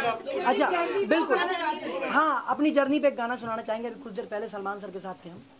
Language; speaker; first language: Hindi; native; Hindi